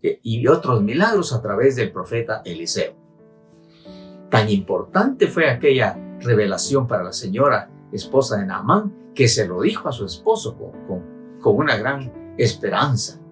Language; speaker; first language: Spanish; native; Spanish